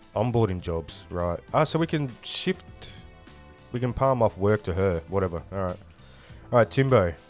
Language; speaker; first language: English; native; English